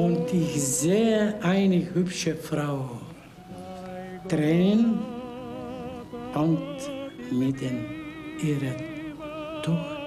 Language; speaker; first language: German; non-native, learner; Bulgarian